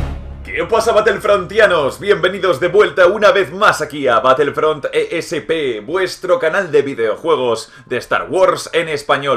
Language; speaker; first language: Spanish; native; Spanish